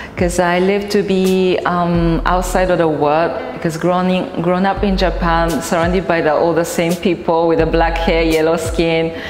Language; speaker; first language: English; non-native, fluent; Japanese